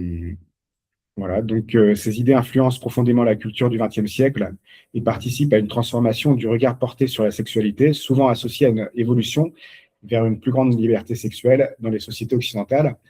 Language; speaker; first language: French; native; French